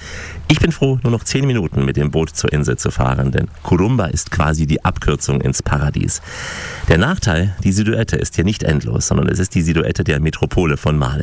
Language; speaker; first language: German; native; German